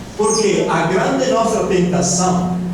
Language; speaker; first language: Portuguese; non-native, fluent; Italian